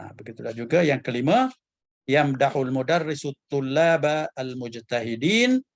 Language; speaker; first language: Malay; native; Malay